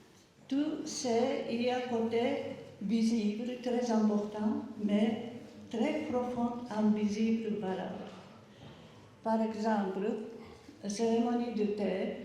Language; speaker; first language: French; non-native, learner; Japanese